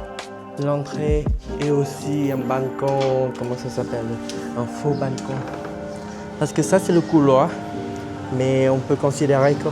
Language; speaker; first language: French; non-native, fluent; Vietnamese